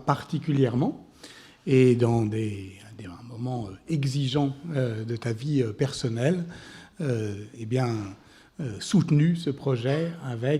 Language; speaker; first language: French; native; French